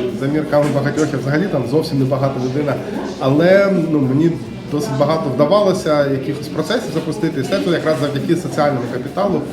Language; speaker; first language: Ukrainian; native; Ukrainian